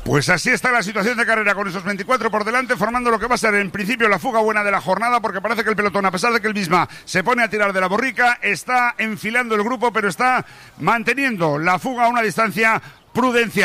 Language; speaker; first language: Spanish; native; Spanish